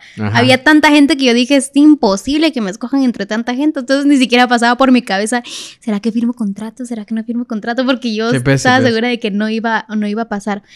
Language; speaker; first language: Spanish; native; Spanish